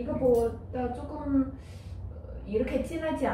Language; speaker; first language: Korean; non-native, fluent; Chinese